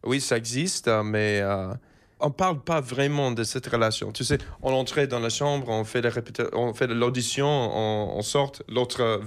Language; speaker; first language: French; non-native, learner; English